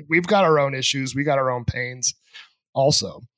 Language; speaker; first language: English; native; English